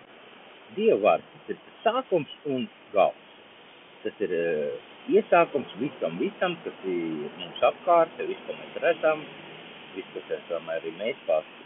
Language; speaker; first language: Latvian; non-native, local second language; Russian